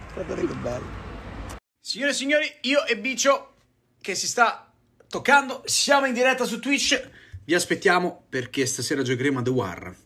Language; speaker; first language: Italian; native; Italian